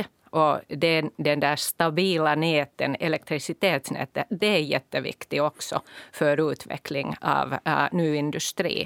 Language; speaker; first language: Swedish; non-native, local second language; Finnish